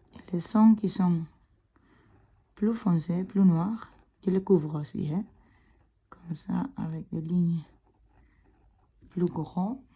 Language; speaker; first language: French; non-native, fluent; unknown